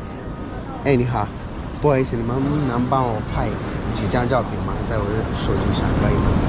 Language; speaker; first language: Chinese; non-native, fluent; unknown